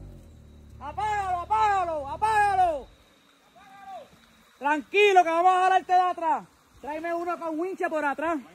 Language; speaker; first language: Spanish; native; Spanish